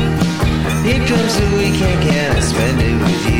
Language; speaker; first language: English; native; English